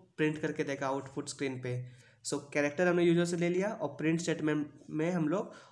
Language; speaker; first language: Hindi; native; Hindi